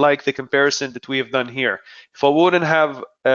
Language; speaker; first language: English; non-native, fluent; Hebrew